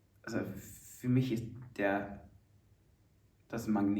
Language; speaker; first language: German; non-native, fluent; Norwegian